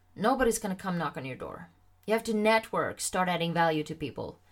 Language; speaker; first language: English; non-native, fluent; Swedish